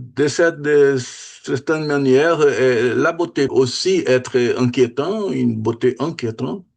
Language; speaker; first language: French; non-native, fluent; Portuguese